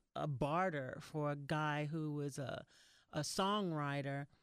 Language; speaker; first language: English; native; English